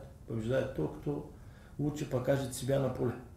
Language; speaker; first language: Russian; non-native, learner; Bulgarian